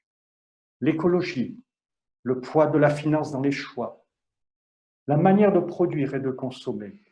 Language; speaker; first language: French; native; French